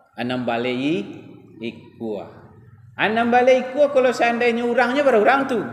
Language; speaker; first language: Malay; non-native, local second language; Minangkabau